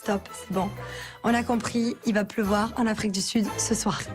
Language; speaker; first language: French; native; French